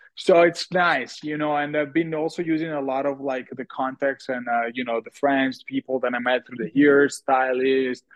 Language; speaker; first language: English; non-native, fluent; Italian